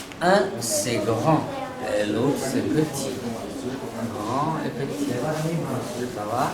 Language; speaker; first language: French; non-native, learner; Chinese